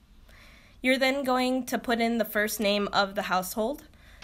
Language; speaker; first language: English; early bilingual, other home language; Arabic